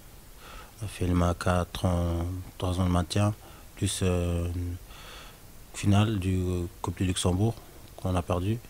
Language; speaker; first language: French; non-native, local second language; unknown